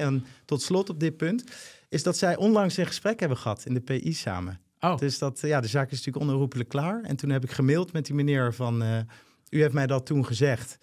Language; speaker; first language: Dutch; native; Dutch